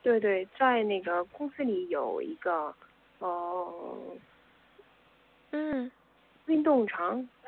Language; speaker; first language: Chinese; non-native, learner; Korean